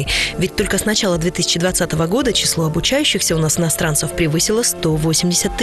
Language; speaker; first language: Russian; native; Russian